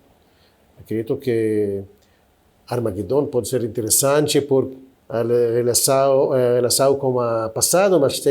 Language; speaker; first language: Portuguese; non-native, fluent; Hebrew